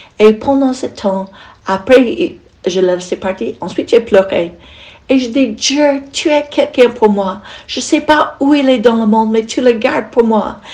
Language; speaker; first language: French; non-native, fluent; English